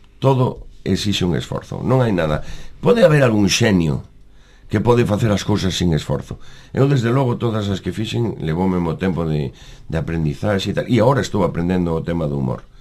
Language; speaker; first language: Galician; native; Galician